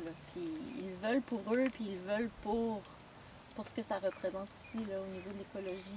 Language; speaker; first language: French; native; French